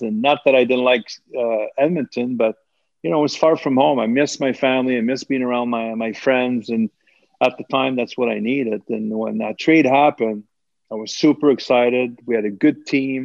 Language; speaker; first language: English; native; English